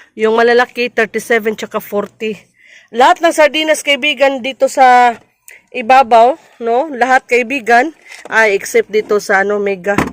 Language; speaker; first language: Filipino; non-native, local second language; Cebuano